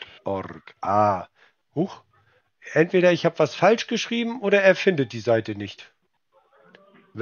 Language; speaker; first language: German; native; German